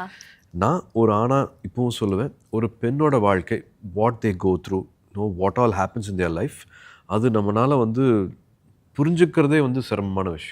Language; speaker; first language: Tamil; native; Tamil